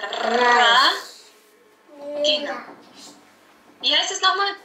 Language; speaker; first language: German; native; German